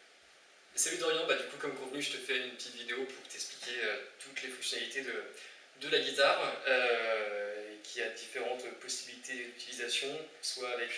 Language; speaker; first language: French; native; French